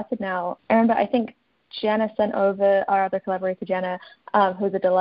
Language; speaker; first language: English; native; English